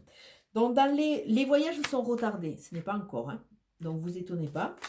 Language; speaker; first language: French; native; French